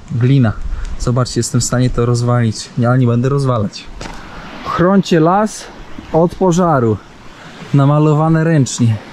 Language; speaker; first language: Polish; native; Polish